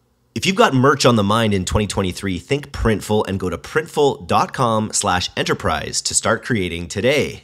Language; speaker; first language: English; native; English